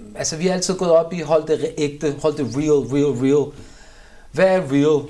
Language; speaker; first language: Danish; early bilingual, other home language; Urdu